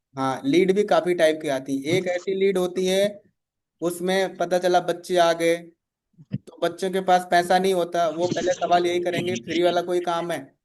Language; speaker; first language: Hindi; native; Hindi